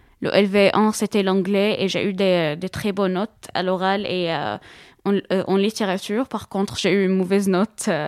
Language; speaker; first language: French; non-native, fluent; Arabic